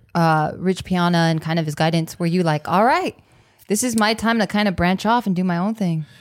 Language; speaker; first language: English; native; English